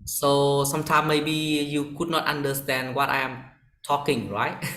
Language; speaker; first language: English; non-native, learner; Vietnamese